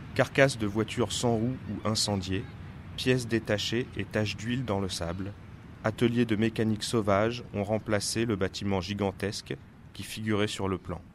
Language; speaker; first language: French; native; French